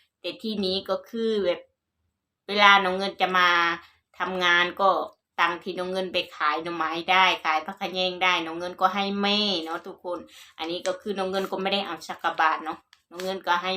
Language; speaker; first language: Thai; non-native, local second language; Northeastern Thai